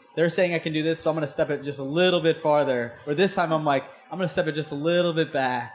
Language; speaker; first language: English; native; English